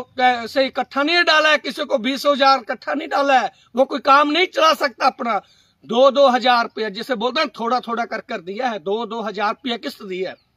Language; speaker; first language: Hindi; non-native, local second language; Punjabi